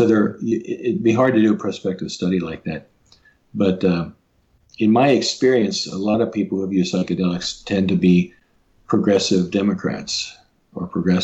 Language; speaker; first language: English; native; English